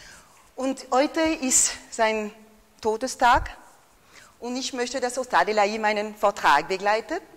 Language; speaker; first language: German; non-native, fluent; French